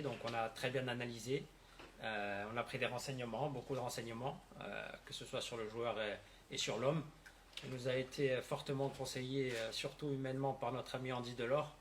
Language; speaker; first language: French; native; French